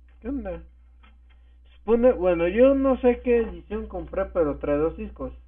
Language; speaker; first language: Spanish; native; Spanish